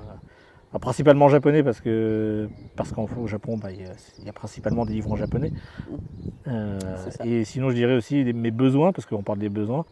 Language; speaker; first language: French; native; French